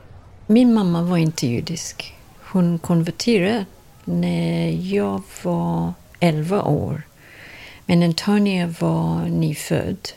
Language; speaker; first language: Swedish; non-native, fluent; English